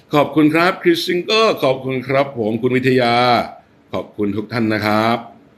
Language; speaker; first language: Thai; non-native, fluent; English